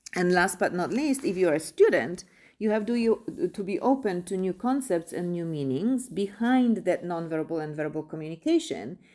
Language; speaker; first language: English; non-native, fluent; Polish